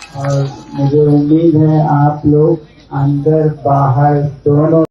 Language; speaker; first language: Hindi; non-native, local second language; Ladakhi